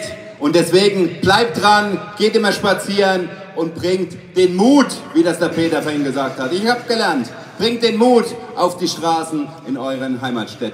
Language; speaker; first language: German; native; German